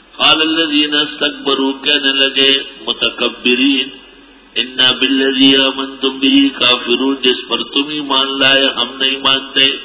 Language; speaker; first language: Urdu; non-native, local second language; Pashto